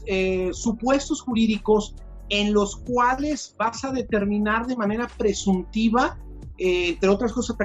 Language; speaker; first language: Spanish; native; Spanish